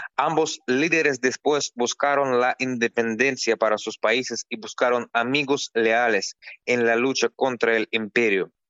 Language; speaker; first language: Spanish; non-native, fluent; Russian